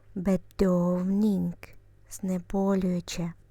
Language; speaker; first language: Swedish; non-native, fluent; Ukrainian